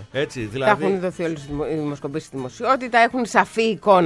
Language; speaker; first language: Greek; native; Greek